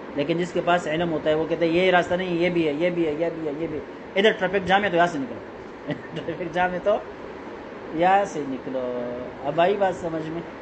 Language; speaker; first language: Urdu; non-native, local second language; Pashto